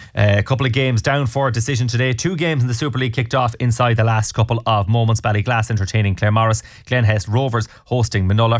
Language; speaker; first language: English; native; English